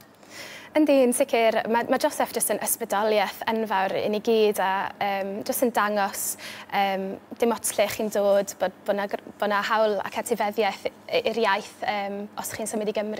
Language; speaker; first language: Welsh; native; Welsh